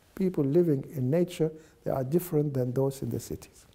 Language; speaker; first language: English; non-native, fluent; Arabic